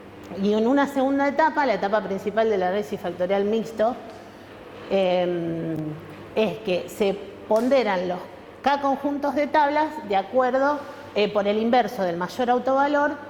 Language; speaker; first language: Spanish; native; Spanish